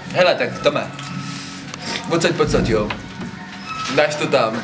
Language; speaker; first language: Czech; native; Czech